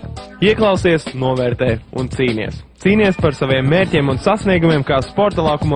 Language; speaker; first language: Latvian; native; Latvian